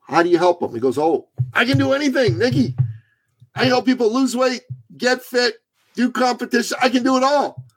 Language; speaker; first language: English; early bilingual, other home language; Persian